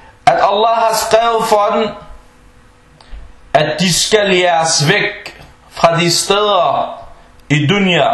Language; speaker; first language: Danish; non-native, fluent; Arabic